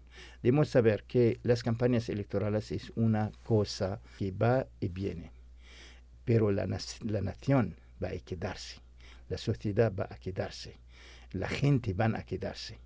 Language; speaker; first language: Spanish; non-native, fluent; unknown